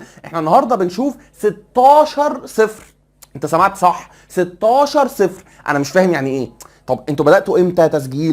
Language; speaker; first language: Arabic; native; Arabic